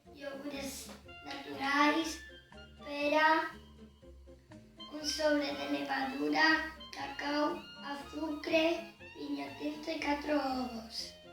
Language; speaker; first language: Galician; non-native, local second language; Spanish